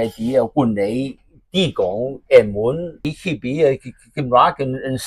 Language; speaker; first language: Welsh; non-native, learner; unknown